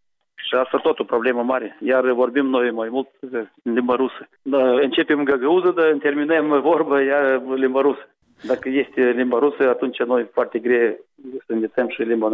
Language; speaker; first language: Romanian; non-native, local second language; Gagauz